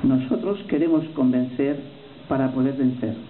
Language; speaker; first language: Spanish; non-native, local second language; Catalan